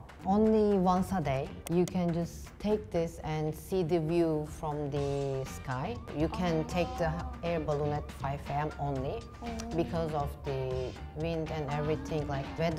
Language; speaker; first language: English; non-native, fluent; Turkish